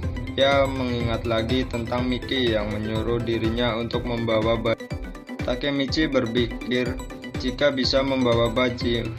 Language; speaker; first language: Indonesian; native; Indonesian